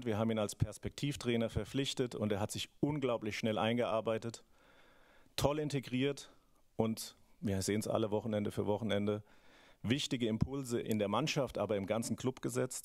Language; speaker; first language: German; native; German